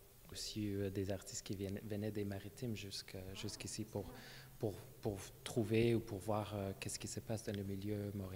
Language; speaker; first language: French; non-native, fluent; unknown